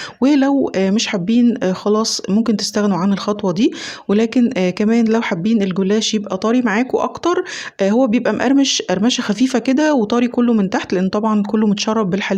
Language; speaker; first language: Arabic; native; Arabic